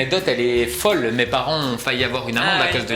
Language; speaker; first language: French; native; French